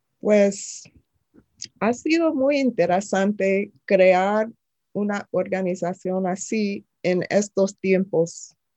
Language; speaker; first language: Spanish; non-native, fluent; English